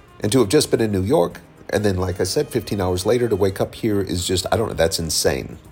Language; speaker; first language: English; native; English